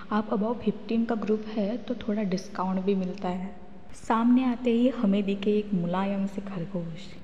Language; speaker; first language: Hindi; non-native, local second language; Marathi